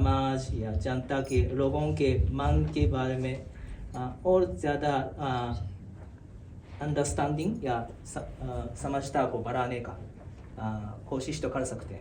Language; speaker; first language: Hindi; non-native, fluent; Japanese